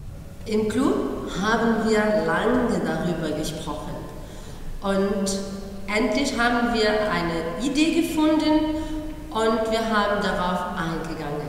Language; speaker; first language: German; non-native, fluent; Arabic